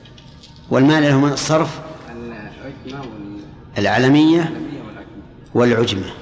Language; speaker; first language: Arabic; native; Arabic